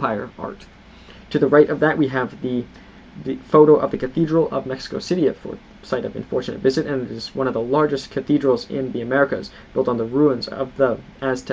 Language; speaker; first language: English; native; English